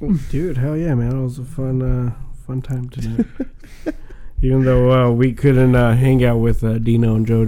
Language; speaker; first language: English; early bilingual, other home language; Spanish